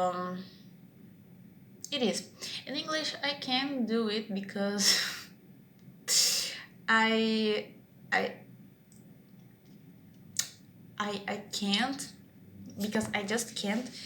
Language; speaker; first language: English; non-native, learner; Portuguese